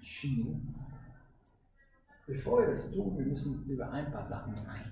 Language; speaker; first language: German; non-native, fluent; Hungarian